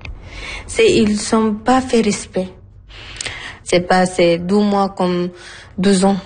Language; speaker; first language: French; non-native, learner; Arabic